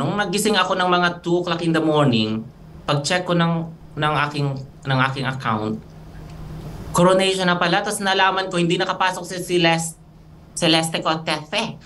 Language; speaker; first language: Filipino; non-native, local second language; Cebuano